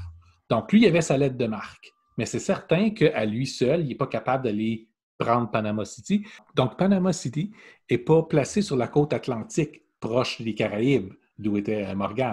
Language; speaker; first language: French; native; French